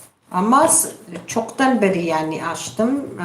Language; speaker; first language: Turkish; non-native, local second language; Kurdish